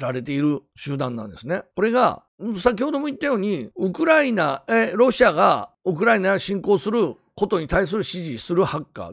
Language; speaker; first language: Japanese; native; Japanese